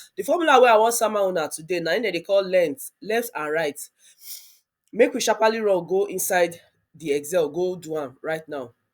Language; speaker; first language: Nigerian Pidgin; non-native, local second language; Yoruba